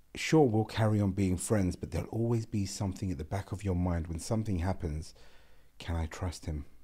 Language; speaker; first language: English; non-native, local second language; Gujarati